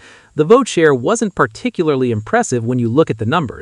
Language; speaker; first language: English; native; English